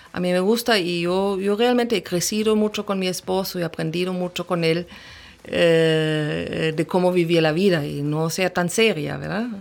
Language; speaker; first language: Spanish; non-native, fluent; German